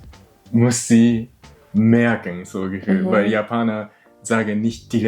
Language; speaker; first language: German; non-native, learner; Japanese